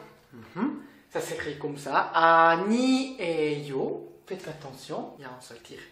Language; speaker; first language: French; non-native, fluent; Korean